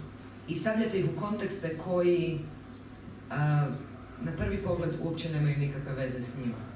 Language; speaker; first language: Croatian; native; Croatian